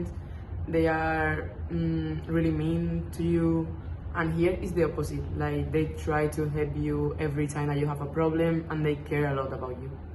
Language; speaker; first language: English; non-native, fluent; Spanish